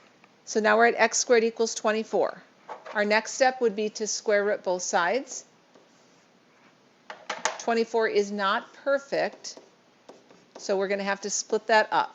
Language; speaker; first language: English; native; English